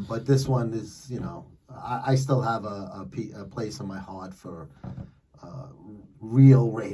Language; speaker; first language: English; native; English